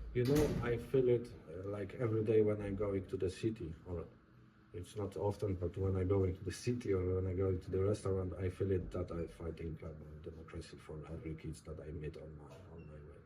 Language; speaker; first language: English; non-native, learner; Polish